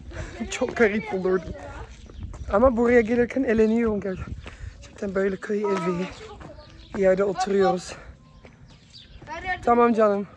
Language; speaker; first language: Turkish; early bilingual, heritage; Turkish